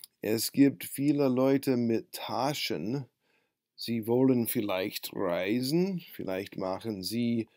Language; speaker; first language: German; non-native, fluent; English